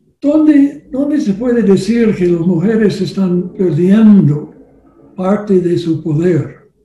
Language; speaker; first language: Spanish; non-native, learner; English